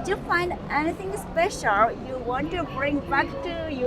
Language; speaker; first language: English; non-native, learner; Japanese